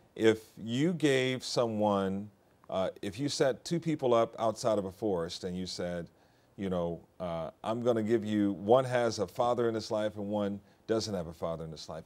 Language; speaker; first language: English; native; English